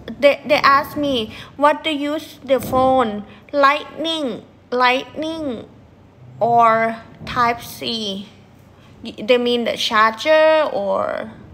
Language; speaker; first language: English; non-native, learner; Thai